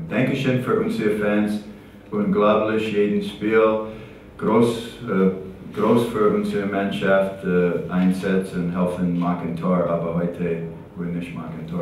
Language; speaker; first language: German; non-native, learner; English